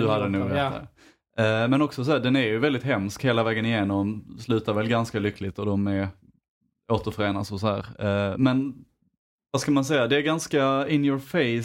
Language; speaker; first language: Swedish; native; Swedish